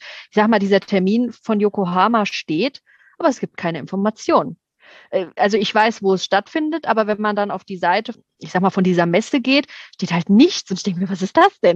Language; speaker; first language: German; native; German